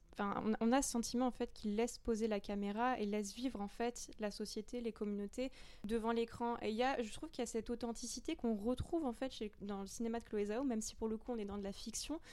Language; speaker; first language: French; native; French